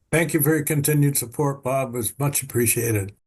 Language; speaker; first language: English; native; English